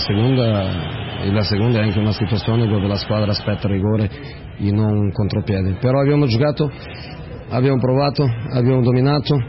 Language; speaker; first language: Italian; non-native, fluent; Portuguese